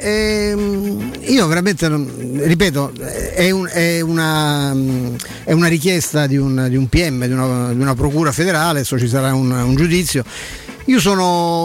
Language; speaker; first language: Italian; native; Italian